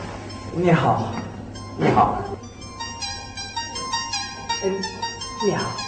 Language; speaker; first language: Chinese; non-native, learner; Mongolian